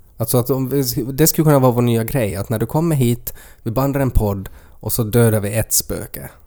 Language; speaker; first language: Swedish; native; Swedish